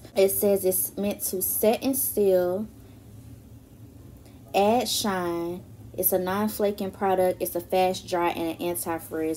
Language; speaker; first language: English; native; English